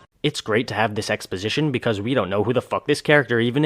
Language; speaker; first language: English; native; English